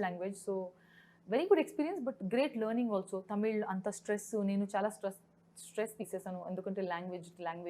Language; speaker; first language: Telugu; non-native, local second language; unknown